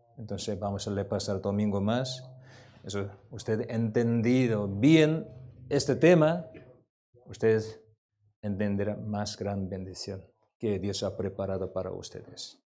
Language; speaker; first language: Spanish; non-native, learner; Korean